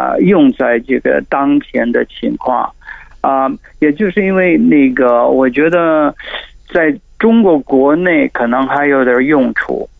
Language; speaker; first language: Chinese; non-native, fluent; Filipino